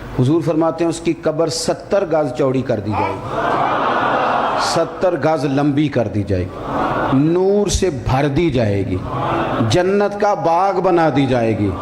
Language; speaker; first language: Urdu; non-native, local second language; Punjabi